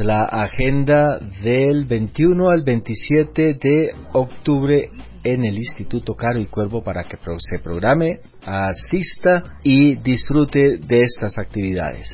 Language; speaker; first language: Spanish; native; Spanish